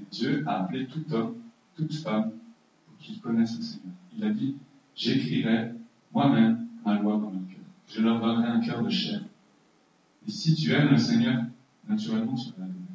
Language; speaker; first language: French; native; French